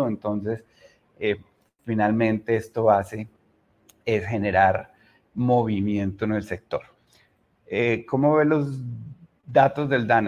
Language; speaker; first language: Spanish; native; Spanish